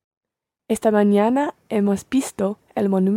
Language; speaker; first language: Spanish; non-native, learner; English